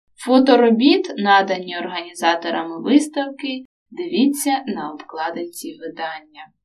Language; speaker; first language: Ukrainian; native; Ukrainian